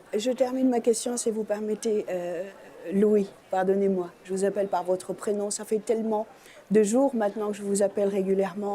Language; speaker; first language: French; native; French